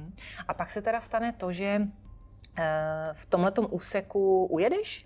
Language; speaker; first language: Czech; native; Czech